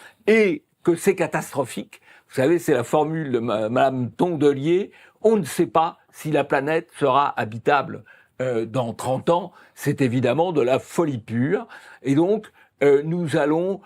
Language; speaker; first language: French; native; French